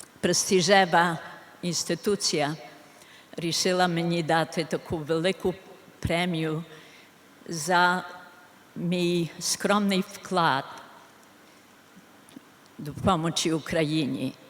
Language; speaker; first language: Ukrainian; early bilingual, other home language; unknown